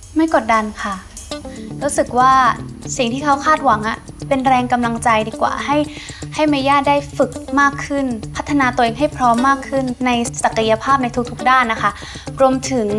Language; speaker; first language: Thai; native; Thai